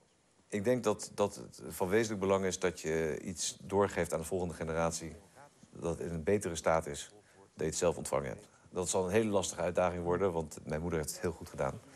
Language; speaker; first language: Dutch; native; Dutch